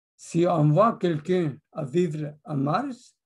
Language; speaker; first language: French; non-native, fluent; Spanish